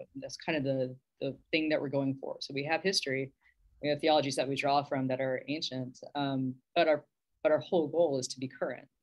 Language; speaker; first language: English; native; English